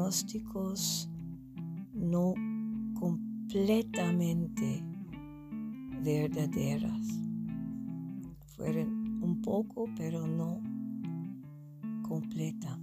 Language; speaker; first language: Spanish; non-native, fluent; English